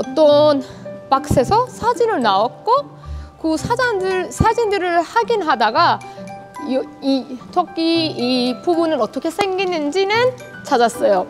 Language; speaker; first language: Korean; non-native, fluent; Persian